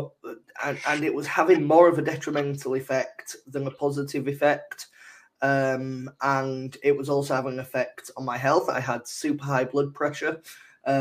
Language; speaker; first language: English; native; English